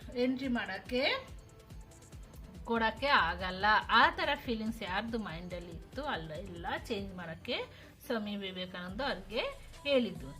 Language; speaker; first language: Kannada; non-native, local second language; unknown